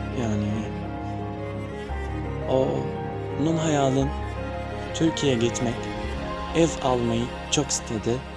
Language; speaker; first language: Turkish; non-native, learner; Arabic